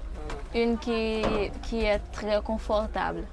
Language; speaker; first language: French; non-native, local second language; Haitian Creole